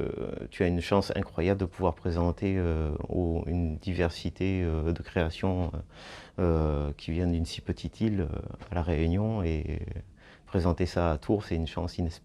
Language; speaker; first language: French; native; French